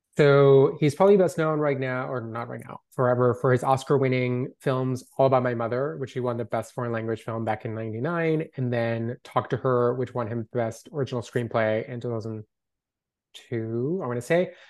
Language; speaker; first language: English; non-native, fluent; Spanish